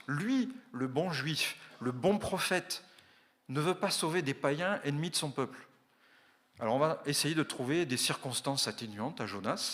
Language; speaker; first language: French; native; French